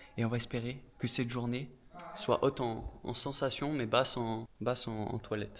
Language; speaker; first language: French; native; French